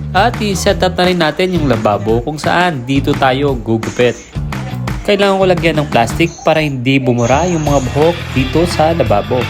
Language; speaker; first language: Filipino; non-native, local second language; Hiligaynon